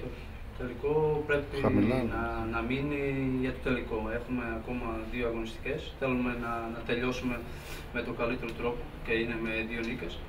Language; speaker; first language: Greek; non-native, learner; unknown